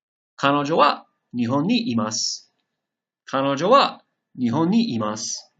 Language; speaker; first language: Japanese; non-native, fluent; English